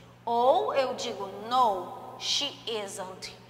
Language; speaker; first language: English; non-native, learner; Portuguese